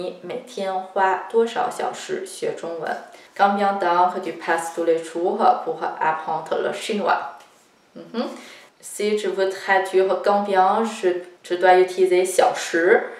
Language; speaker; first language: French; non-native, fluent; Chinese